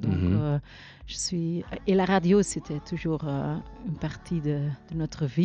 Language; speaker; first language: French; non-native, learner; Dutch